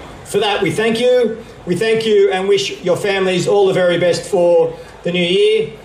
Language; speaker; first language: English; native; English